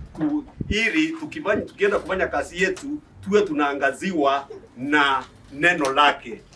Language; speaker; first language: Swahili; non-native, local second language; Embu